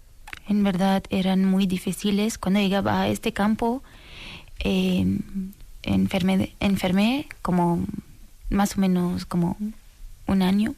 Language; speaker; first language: Spanish; non-native, learner; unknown